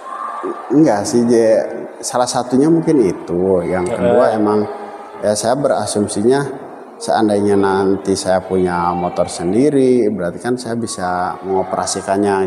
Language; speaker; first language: Indonesian; native; Indonesian